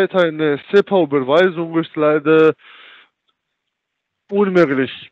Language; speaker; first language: German; non-native, learner; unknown